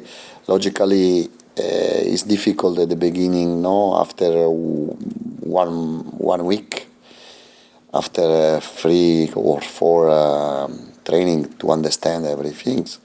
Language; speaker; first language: English; non-native, fluent; Italian